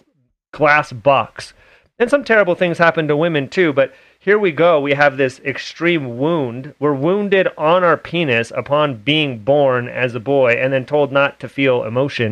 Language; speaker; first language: English; native; English